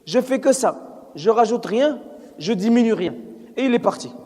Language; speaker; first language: French; non-native, local second language; Arabic